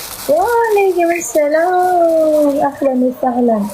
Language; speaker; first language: Arabic; non-native, learner; Pashto